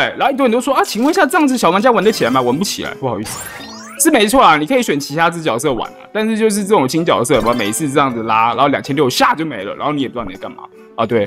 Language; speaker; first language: Chinese; native; Chinese